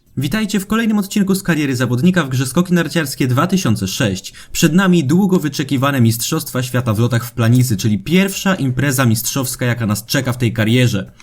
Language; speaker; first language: Polish; native; Polish